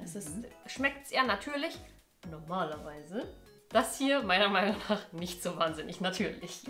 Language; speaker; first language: German; native; German